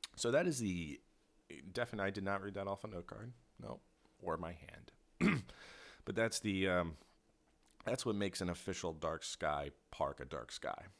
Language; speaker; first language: English; native; English